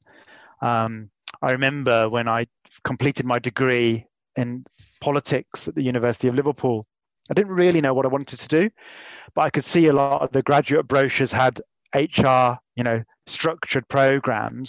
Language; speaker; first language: English; native; English